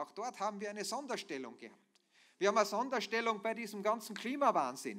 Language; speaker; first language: German; native; German